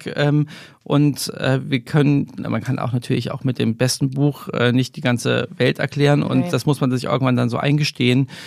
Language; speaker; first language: German; native; German